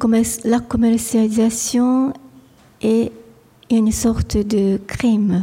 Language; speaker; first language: French; non-native, fluent; Japanese